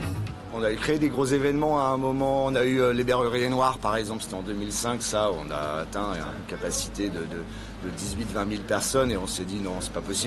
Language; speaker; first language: French; native; French